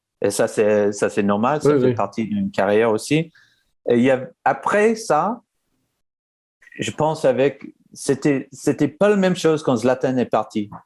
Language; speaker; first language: French; non-native, fluent; English